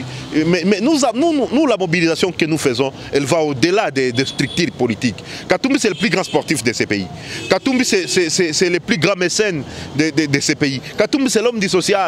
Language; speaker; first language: French; non-native, local second language; Swahili